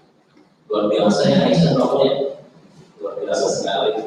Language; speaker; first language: Indonesian; native; Indonesian